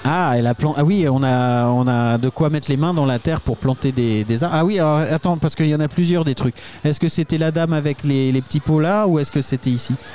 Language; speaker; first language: French; native; French